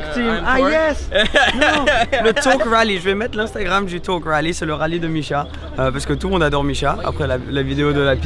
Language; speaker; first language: French; native; French